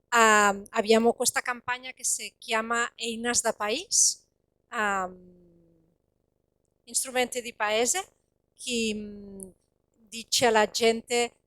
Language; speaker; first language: Italian; non-native, fluent; Catalan